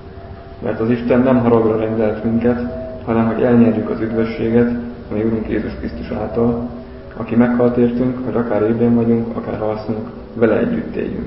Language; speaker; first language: Hungarian; native; Hungarian